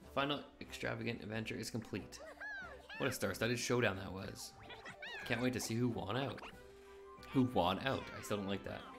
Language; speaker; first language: English; native; English